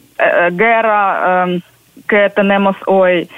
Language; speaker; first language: Spanish; non-native, learner; Ukrainian